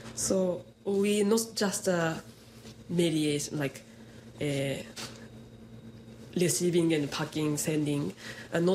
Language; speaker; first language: English; non-native, fluent; Japanese